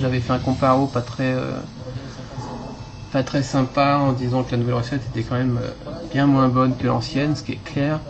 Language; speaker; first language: French; native; French